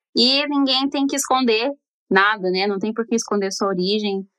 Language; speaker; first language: Portuguese; native; Portuguese